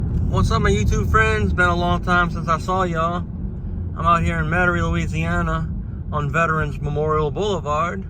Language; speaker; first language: English; native; English